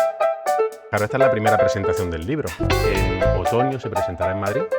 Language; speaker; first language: Spanish; native; Spanish